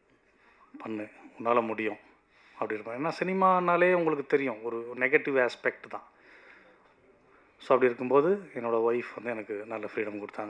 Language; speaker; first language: Tamil; native; Tamil